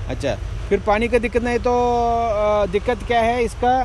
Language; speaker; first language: Hindi; non-native, local second language; Telugu